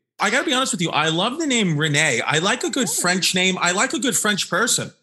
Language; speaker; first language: English; native; English